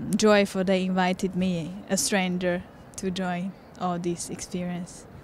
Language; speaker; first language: English; non-native, fluent; Chinese